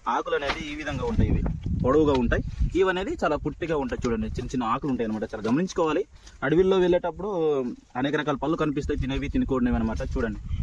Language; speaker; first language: Telugu; non-native, local second language; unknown